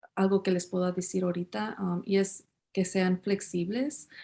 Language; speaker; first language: Spanish; early bilingual, heritage; Spanish